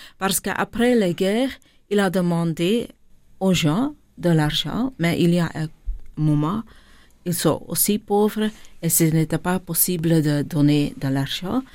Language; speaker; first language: French; non-native, local second language; Dutch